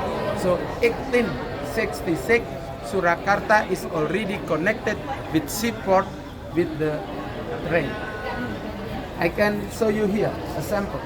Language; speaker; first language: English; non-native, learner; Indonesian